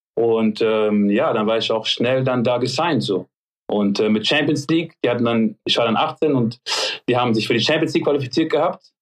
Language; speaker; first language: German; early bilingual, other home language; French